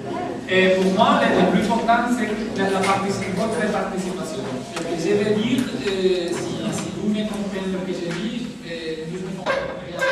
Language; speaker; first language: French; non-native, learner; Spanish